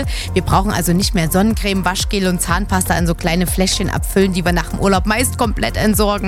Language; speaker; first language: German; native; German